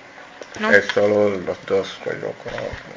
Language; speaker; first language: Spanish; non-native, learner; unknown